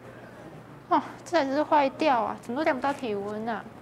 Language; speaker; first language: Chinese; native; Chinese